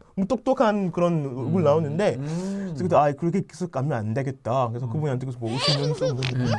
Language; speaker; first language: Korean; non-native, fluent; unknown